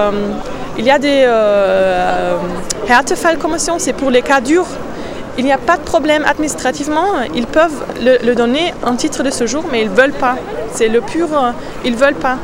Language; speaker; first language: French; non-native, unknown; German